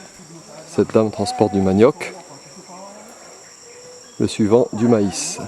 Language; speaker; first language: French; native; French